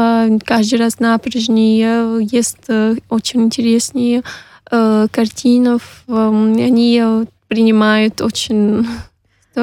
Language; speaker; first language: Russian; non-native, learner; Arabic